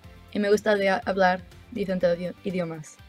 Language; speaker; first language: Spanish; early bilingual, heritage; Spanish